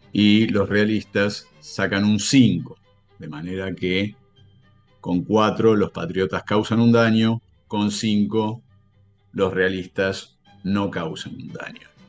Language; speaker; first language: Spanish; native; Spanish